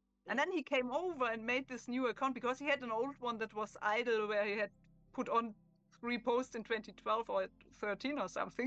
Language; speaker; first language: English; non-native, fluent; German